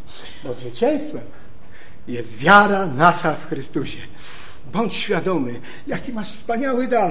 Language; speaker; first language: Polish; native; Polish